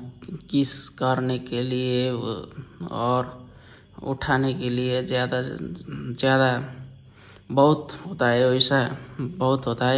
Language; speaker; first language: Hindi; non-native, learner; Nepali